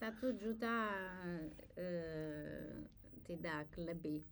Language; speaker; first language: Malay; non-native, learner; English